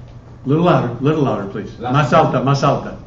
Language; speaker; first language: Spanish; non-native, fluent; English